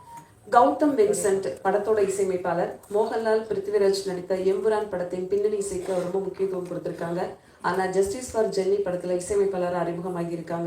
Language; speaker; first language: Tamil; native; Tamil